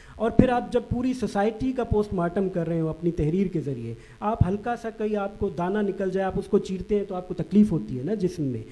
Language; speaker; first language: Urdu; non-native, local second language; Baluchi